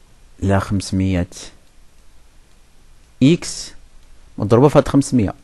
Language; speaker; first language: Arabic; native; Arabic